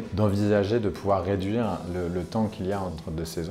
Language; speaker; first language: French; native; French